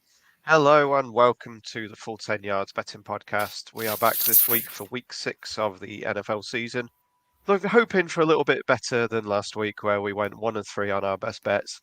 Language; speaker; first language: English; native; English